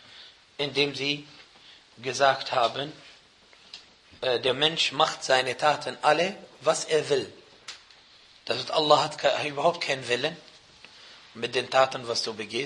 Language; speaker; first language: German; non-native, fluent; Arabic